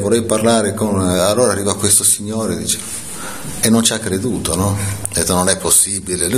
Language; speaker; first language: Italian; native; Italian